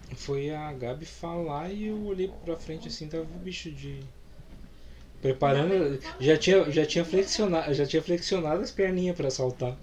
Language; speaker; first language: Portuguese; native; Portuguese